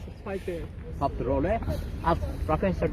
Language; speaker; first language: German; non-native, learner; Bangla